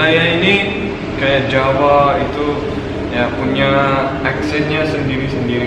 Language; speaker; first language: Indonesian; non-native, fluent; Turkmen